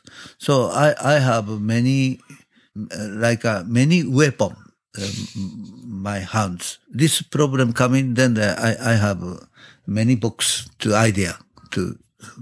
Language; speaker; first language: English; non-native, learner; Japanese